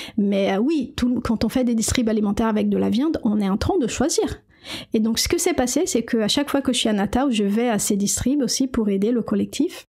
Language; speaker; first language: French; non-native, fluent; Portuguese